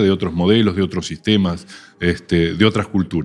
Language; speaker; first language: Spanish; native; Spanish